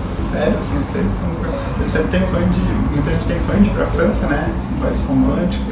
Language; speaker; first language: Portuguese; native; Portuguese